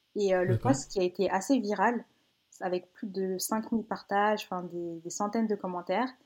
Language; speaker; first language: French; native; French